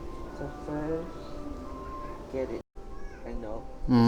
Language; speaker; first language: English; non-native, learner; Chinese